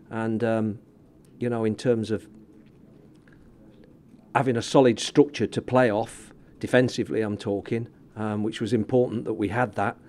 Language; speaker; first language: English; native; English